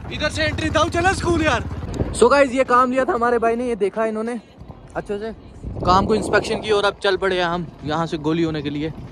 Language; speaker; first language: Hindi; native; Hindi